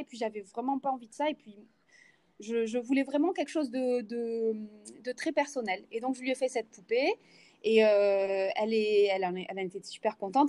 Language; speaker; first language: French; native; French